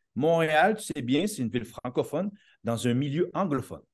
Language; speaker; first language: French; native; French